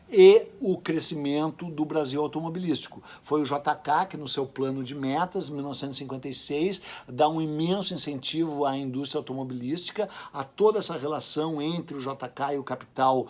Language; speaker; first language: Portuguese; native; Portuguese